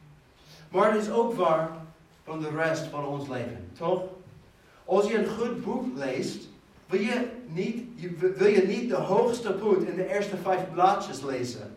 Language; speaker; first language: Dutch; non-native, fluent; English